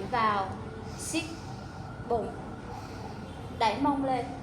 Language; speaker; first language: Vietnamese; native; Vietnamese